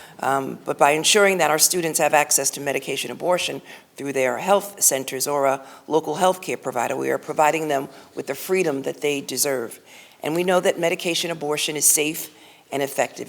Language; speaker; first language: English; native; English